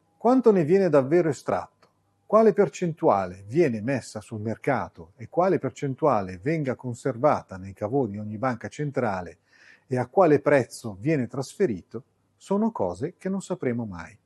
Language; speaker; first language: Italian; native; Italian